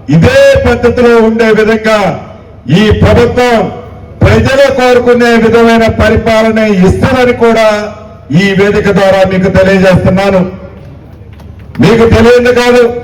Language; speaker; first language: Telugu; native; Telugu